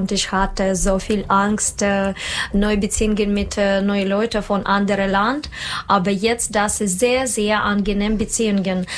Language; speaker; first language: German; non-native, learner; Russian